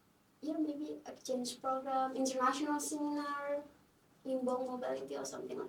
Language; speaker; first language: English; non-native, learner; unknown